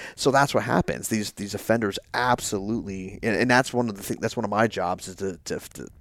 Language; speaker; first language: English; native; English